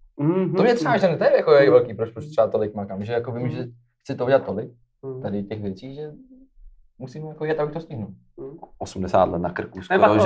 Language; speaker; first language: Czech; native; Czech